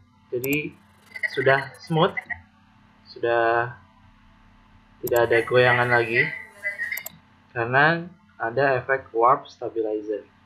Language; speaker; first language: Indonesian; native; Indonesian